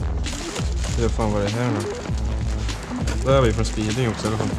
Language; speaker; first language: Swedish; native; Swedish